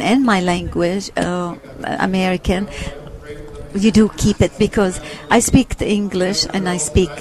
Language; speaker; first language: English; non-native, fluent; Arabic